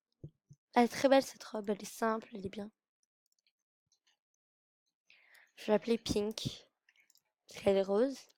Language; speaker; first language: French; native; French